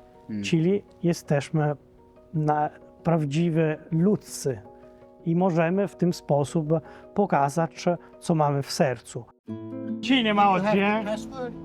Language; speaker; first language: Polish; non-native, fluent; Italian